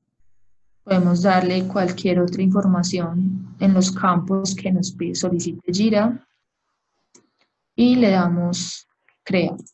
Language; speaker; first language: Spanish; native; Spanish